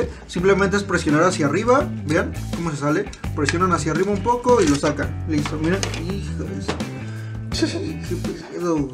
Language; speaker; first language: Spanish; native; Spanish